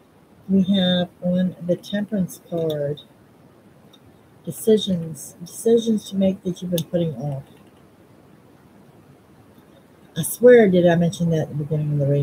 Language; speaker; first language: English; native; English